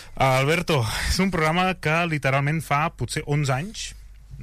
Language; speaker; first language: Catalan; native; Catalan